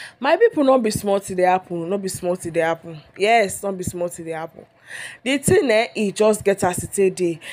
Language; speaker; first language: Nigerian Pidgin; non-native, local second language; Yoruba